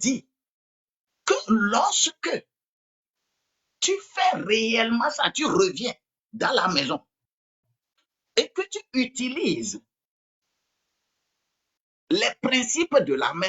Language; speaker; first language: French; non-native, local second language; Ewe